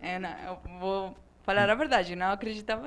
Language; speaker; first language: Portuguese; non-native, fluent; Spanish